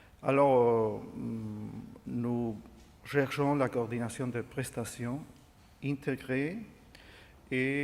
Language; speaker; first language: French; non-native, fluent; Spanish